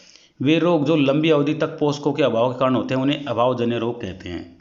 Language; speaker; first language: Hindi; native; Hindi